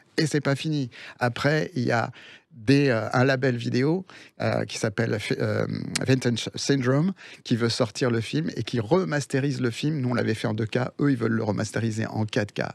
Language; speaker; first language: French; early bilingual, other home language; Spanish